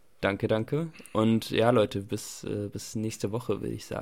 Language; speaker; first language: German; native; German